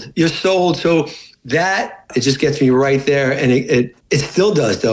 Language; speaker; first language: English; native; English